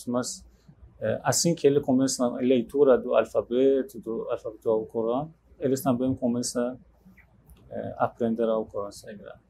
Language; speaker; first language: Portuguese; non-native, fluent; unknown